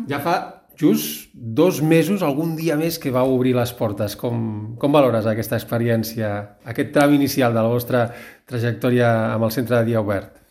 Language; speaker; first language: Catalan; native; Catalan